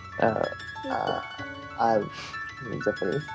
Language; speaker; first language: English; non-native, learner; Japanese